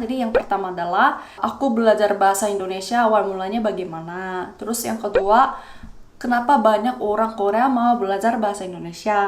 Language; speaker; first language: Indonesian; non-native, fluent; Korean